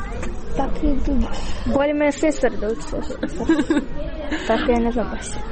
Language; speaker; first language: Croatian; non-native, learner; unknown